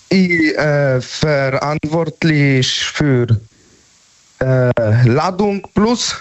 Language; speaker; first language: German; non-native, learner; Polish